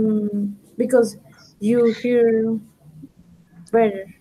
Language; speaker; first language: English; non-native, learner; Spanish